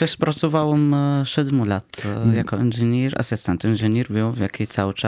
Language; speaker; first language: Polish; non-native, fluent; Arabic